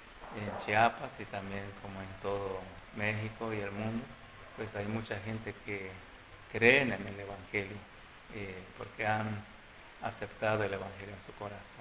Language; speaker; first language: Spanish; non-native, local second language; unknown